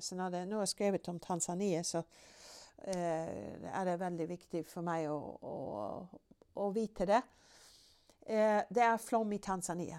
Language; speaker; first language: Norwegian; non-native, fluent; English